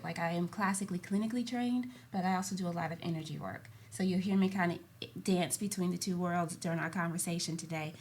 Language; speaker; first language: English; native; English